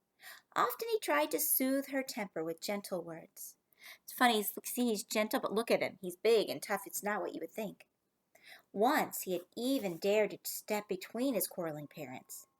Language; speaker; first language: English; native; English